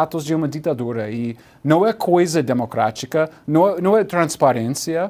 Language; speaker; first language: Portuguese; non-native, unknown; English